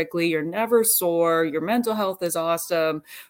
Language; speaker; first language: English; native; English